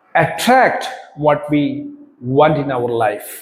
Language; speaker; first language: English; non-native, local second language; Malayalam